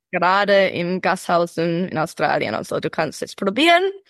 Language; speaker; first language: German; early bilingual, heritage; English